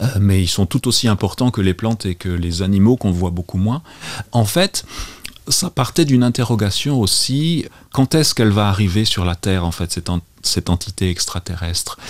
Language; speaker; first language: French; native; French